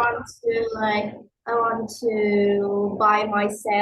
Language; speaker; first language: English; non-native, learner; Vietnamese